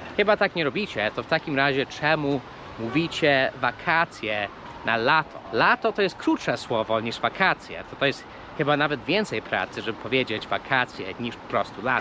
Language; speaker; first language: Polish; non-native, fluent; English